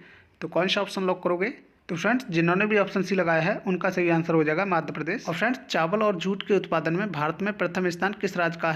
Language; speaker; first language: Hindi; native; Hindi